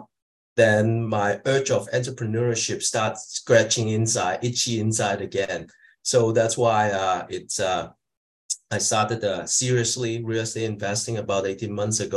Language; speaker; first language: English; non-native, local second language; Cantonese